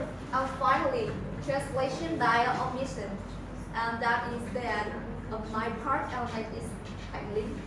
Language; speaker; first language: English; non-native, learner; Vietnamese